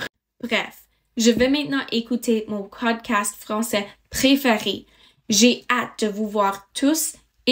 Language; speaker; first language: French; non-native, fluent; English